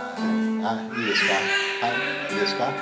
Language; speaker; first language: Japanese; non-native, learner; English